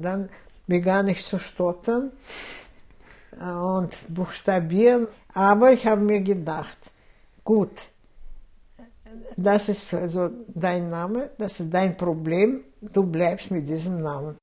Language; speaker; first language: German; non-native, fluent; Russian